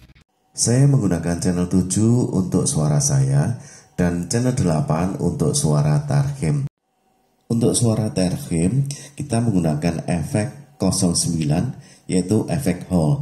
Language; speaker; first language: Indonesian; native; Indonesian